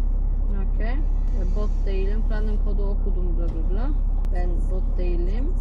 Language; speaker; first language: Turkish; non-native, fluent; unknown